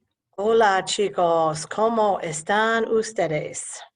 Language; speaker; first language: Spanish; non-native, fluent; English